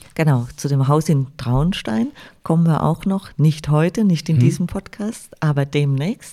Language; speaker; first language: German; native; German